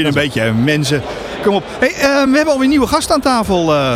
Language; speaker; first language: Dutch; native; Dutch